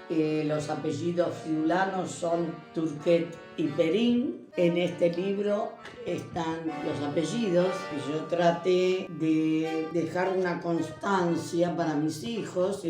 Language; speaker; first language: Spanish; early bilingual, other home language; Italian